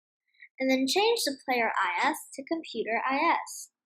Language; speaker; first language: English; non-native, fluent; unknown